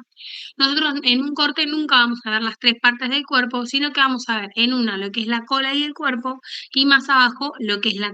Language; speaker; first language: Spanish; native; Spanish